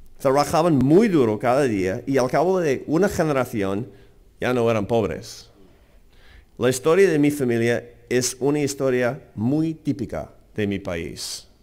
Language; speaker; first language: Spanish; non-native, fluent; English